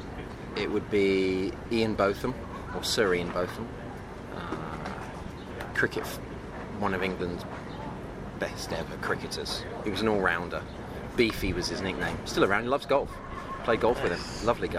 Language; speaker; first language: English; native; English